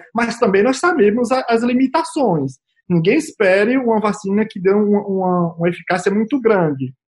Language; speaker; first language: Portuguese; native; Portuguese